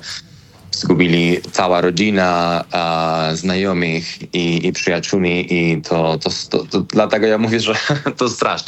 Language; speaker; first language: Polish; non-native, learner; Spanish